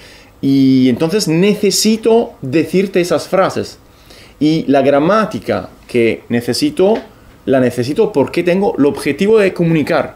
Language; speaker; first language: Spanish; non-native, fluent; Italian